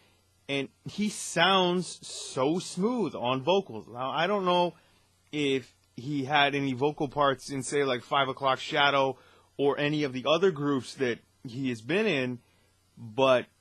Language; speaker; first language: English; native; English